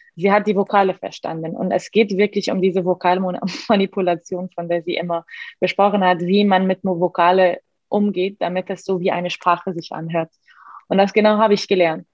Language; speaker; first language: German; non-native, fluent; Arabic